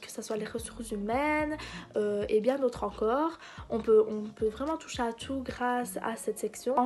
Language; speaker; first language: French; native; French